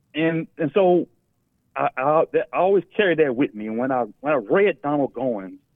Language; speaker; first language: English; native; English